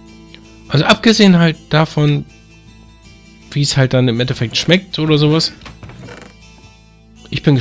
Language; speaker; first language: German; native; German